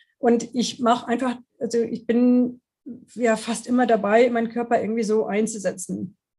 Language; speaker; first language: German; non-native, fluent; English